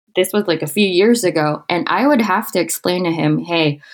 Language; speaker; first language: English; non-native, local second language; Filipino